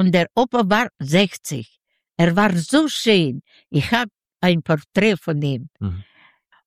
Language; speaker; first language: German; non-native, learner; Yiddish